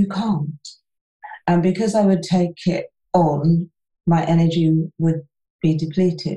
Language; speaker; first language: English; native; English